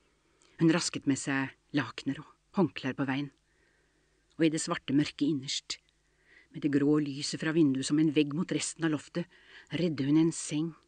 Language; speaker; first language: Norwegian; native; Norwegian